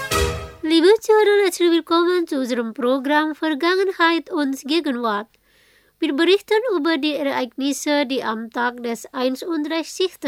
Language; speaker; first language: German; non-native, fluent; Indonesian